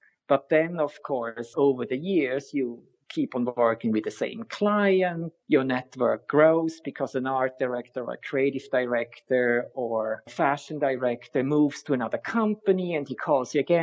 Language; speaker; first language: English; non-native, fluent; Swiss German